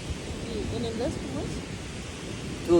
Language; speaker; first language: Spanish; early bilingual, heritage; Spanish